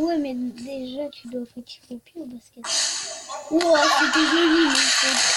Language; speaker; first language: French; native; French